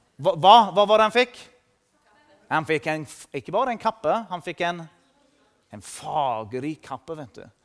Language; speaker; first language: Norwegian; non-native, fluent; English